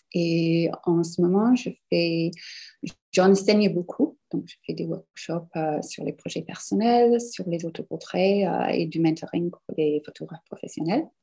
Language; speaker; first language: French; non-native, fluent; English